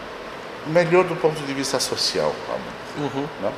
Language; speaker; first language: Portuguese; non-native, fluent; Romanian